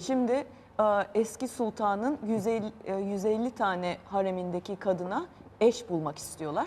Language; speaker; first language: Turkish; native; Turkish